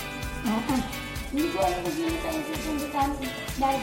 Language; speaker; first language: Filipino; native; Filipino